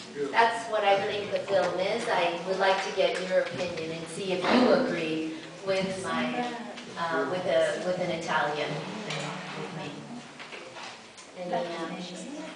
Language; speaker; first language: English; native; English